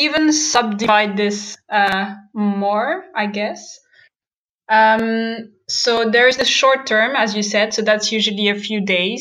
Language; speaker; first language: English; non-native, fluent; French